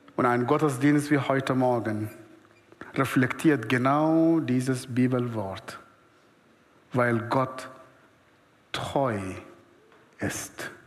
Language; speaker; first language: German; non-native, fluent; Arabic